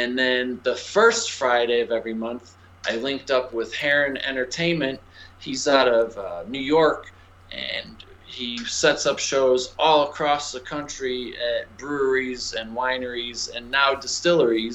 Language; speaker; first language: English; native; English